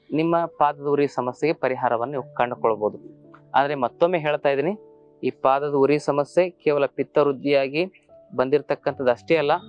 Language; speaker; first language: Kannada; native; Kannada